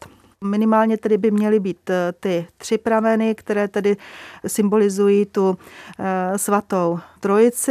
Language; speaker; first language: Czech; native; Czech